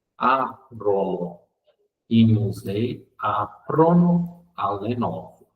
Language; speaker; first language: Italian; non-native, fluent; Portuguese